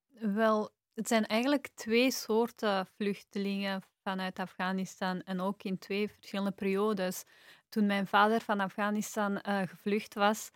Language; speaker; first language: Dutch; early bilingual, other home language; Persian